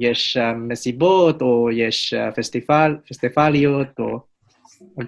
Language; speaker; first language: Hebrew; non-native, learner; Indonesian